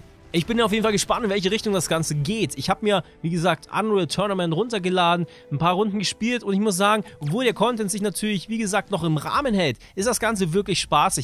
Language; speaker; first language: German; native; German